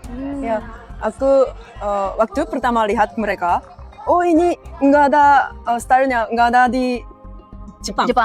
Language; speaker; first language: Indonesian; non-native, learner; Japanese